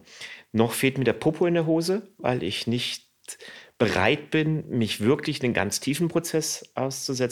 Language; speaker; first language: German; native; German